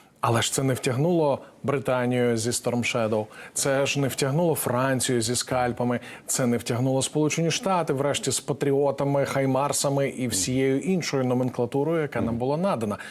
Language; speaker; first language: Ukrainian; native; Ukrainian